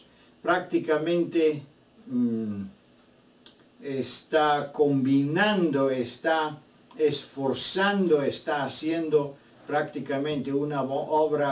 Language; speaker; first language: Spanish; non-native, fluent; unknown